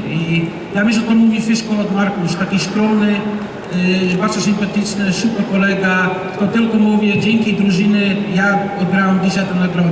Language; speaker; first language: Polish; non-native, learner; Dutch